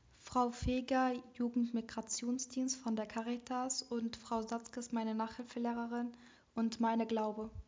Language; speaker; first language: German; early bilingual, other home language; Arabic